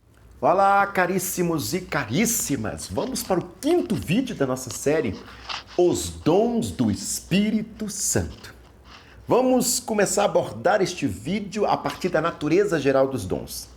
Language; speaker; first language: Portuguese; native; Portuguese